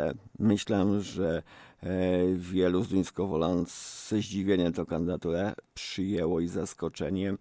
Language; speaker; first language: Polish; native; Polish